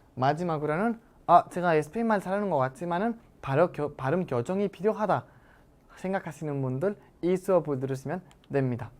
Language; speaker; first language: Korean; non-native, fluent; Spanish